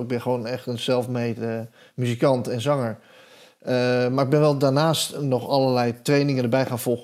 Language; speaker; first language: Dutch; native; Dutch